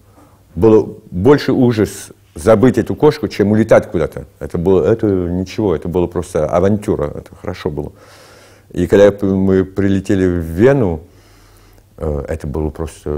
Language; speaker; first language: Russian; early bilingual, heritage; Russian